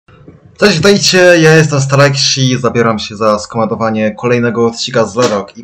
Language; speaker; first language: Polish; native; Polish